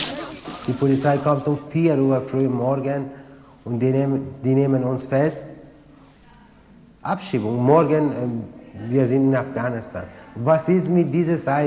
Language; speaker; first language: German; non-native, learner; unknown